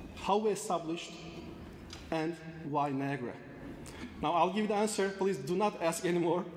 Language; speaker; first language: English; non-native, fluent; Turkish